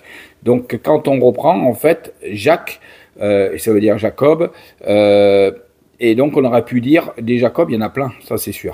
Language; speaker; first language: French; native; French